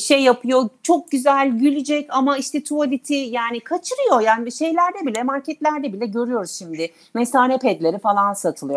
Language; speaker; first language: Turkish; native; Turkish